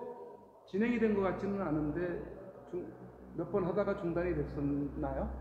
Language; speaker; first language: Korean; native; Korean